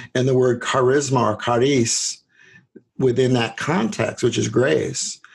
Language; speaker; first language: English; native; English